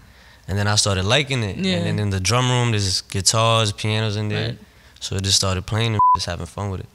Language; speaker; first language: English; native; English